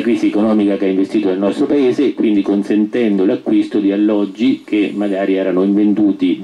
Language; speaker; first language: Italian; native; Italian